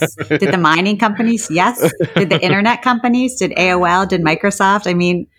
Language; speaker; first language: English; native; English